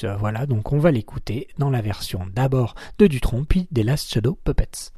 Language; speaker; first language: French; native; French